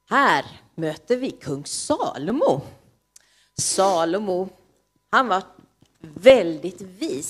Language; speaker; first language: Swedish; native; Swedish